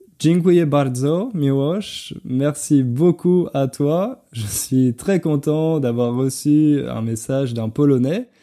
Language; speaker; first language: French; native; French